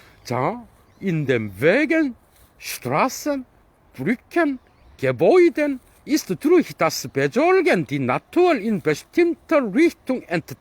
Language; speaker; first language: German; non-native, fluent; Korean